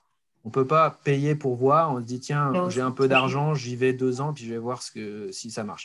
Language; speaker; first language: French; native; French